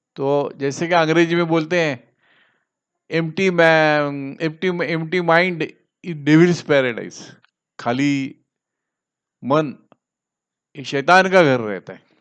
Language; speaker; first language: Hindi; non-native, local second language; Marathi